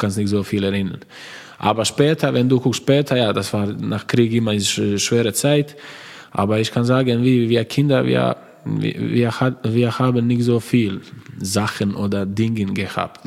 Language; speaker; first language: German; non-native, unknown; Croatian